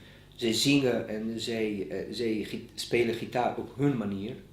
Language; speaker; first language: Dutch; non-native, fluent; Bosnian